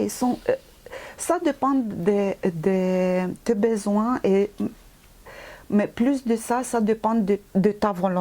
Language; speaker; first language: French; non-native, fluent; Romanian